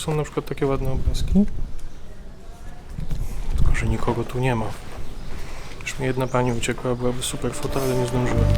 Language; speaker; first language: Polish; native; Polish